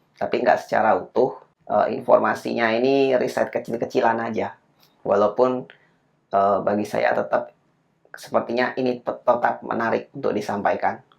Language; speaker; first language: Indonesian; native; Indonesian